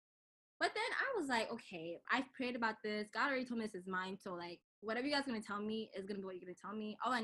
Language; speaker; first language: English; non-native, local second language; French